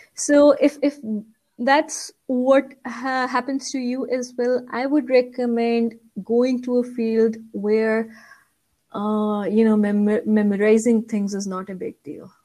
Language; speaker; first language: English; non-native, local second language; Urdu